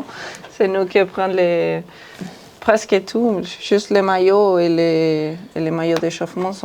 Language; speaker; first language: French; non-native, fluent; Spanish